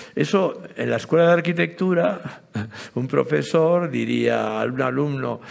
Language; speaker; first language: Spanish; native; Spanish